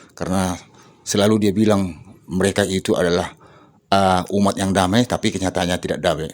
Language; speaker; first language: Indonesian; native; Indonesian